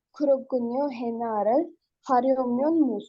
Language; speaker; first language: Korean; non-native, learner; Hindi